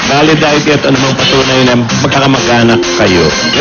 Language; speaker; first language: Filipino; native; Filipino